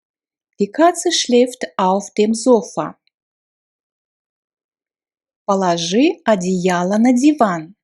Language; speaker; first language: German; non-native, fluent; Russian